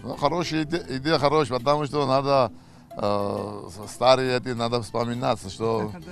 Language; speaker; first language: Russian; non-native, local second language; Georgian